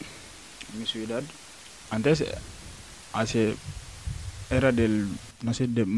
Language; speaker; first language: Spanish; non-native, learner; Wolof